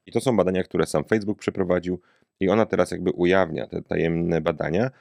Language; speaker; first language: Polish; native; Polish